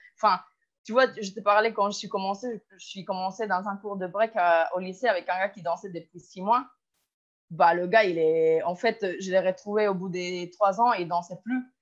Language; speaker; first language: French; non-native, fluent; Spanish